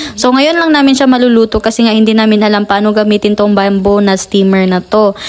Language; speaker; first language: Filipino; non-native, local second language; Cebuano